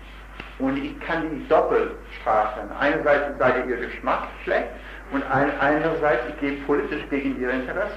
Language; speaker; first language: German; non-native, fluent; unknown